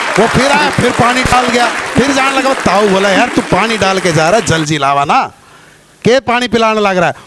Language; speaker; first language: Hindi; native; Hindi